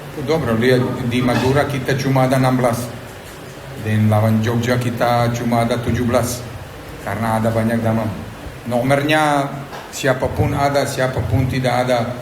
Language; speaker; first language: Indonesian; non-native, fluent; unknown